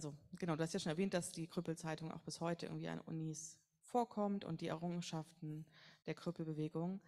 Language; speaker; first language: German; native; German